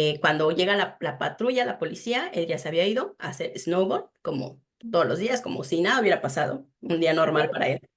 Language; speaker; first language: Spanish; native; Spanish